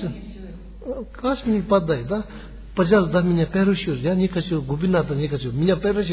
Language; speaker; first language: Russian; non-native, learner; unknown